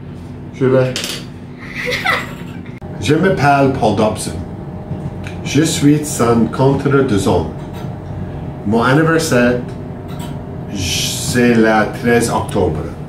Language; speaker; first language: French; non-native, learner; English